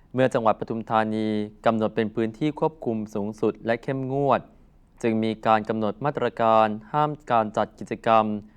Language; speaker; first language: Thai; native; Thai